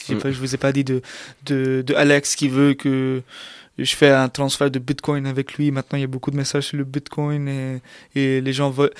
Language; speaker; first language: French; non-native, local second language; Arabic